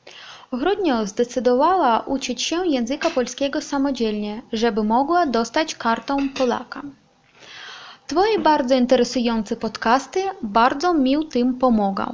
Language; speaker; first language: Polish; non-native, learner; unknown